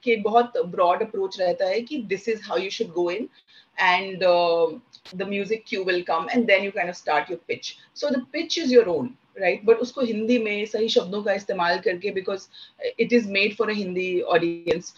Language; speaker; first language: English; non-native, local second language; Hindi